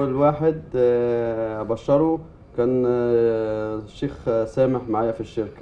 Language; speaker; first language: Arabic; native; Arabic